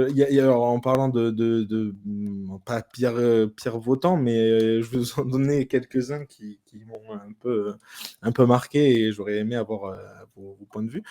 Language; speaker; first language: French; native; French